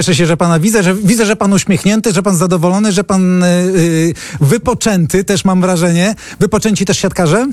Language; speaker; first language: Polish; native; Polish